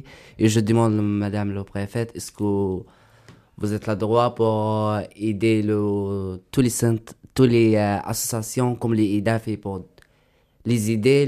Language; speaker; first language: French; non-native, learner; Arabic